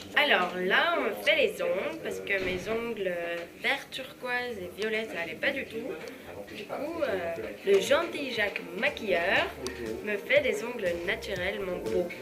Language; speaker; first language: French; native; French